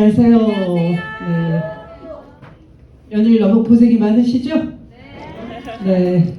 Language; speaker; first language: Korean; native; Korean